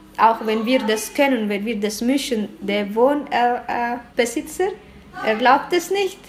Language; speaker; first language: German; non-native, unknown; Tigrinya